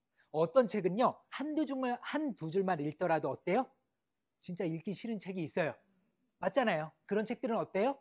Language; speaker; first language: Korean; native; Korean